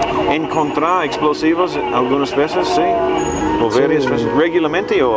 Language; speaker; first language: Spanish; non-native, learner; English